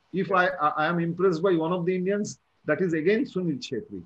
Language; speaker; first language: English; non-native, local second language; Bangla